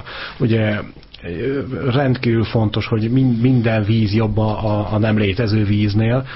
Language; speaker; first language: Hungarian; native; Hungarian